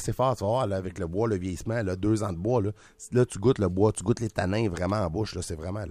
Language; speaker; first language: French; native; French